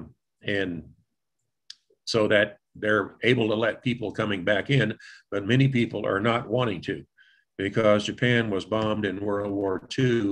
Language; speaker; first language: English; native; English